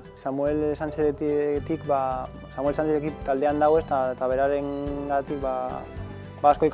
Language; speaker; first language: Basque; non-native, local second language; Spanish